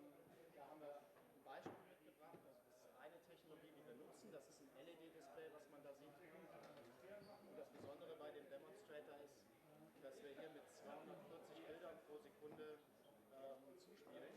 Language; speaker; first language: German; native; German